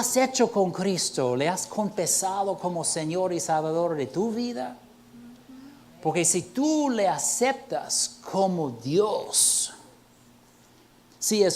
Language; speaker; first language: Spanish; non-native, fluent; English